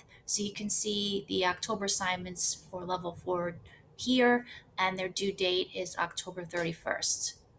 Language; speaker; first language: English; native; English